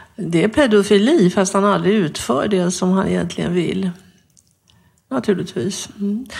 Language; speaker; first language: Swedish; native; Swedish